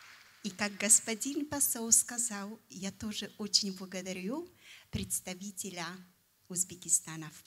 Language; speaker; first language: Russian; non-native, fluent; Polish